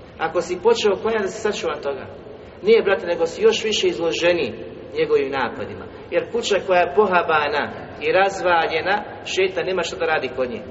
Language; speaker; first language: Bosnian; native; Bosnian